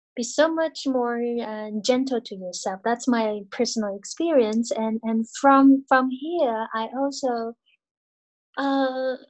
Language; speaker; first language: English; non-native, fluent; Chinese